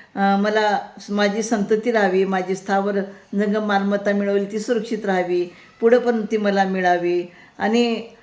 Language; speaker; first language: Marathi; native; Marathi